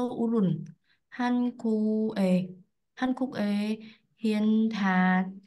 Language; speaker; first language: Korean; non-native, learner; Vietnamese